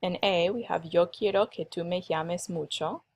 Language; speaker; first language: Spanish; non-native, fluent; English